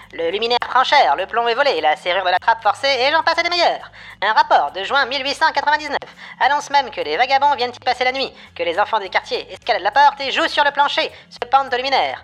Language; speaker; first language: French; native; French